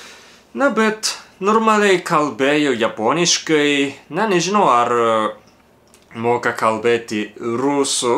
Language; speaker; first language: Lithuanian; non-native, fluent; Japanese